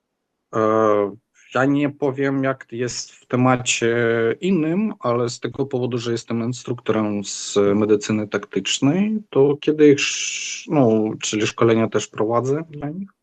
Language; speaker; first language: Polish; non-native, fluent; Ukrainian